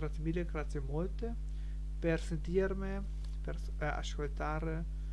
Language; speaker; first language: Italian; non-native, learner; German